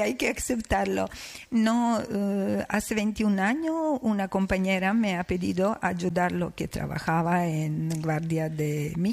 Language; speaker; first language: Spanish; non-native, learner; Serbian